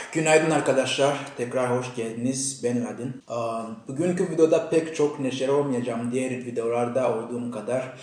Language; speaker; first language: Turkish; non-native, fluent; Kinyarwanda